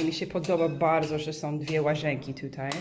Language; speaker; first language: Polish; non-native, learner; English